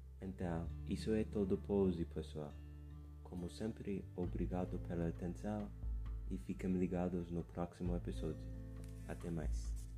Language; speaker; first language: Portuguese; non-native, fluent; English